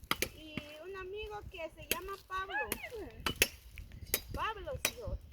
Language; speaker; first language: Spanish; non-native, local second language; Kʼicheʼ